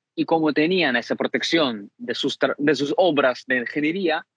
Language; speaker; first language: Spanish; non-native, fluent; Ukrainian